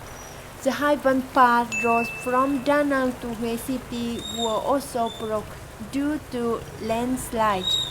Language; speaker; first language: English; non-native, learner; Vietnamese